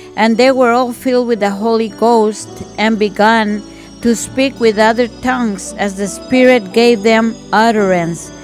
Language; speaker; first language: English; early bilingual, other home language; Spanish